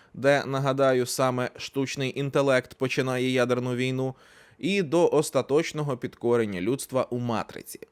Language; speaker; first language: Ukrainian; native; Ukrainian